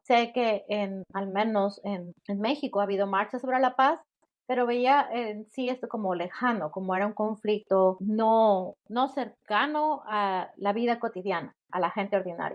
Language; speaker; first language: Spanish; native; Spanish